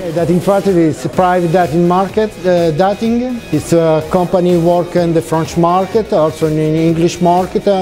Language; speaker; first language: English; non-native, learner; Italian